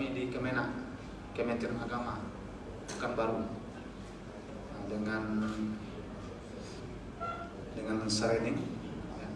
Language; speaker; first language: Indonesian; native; Indonesian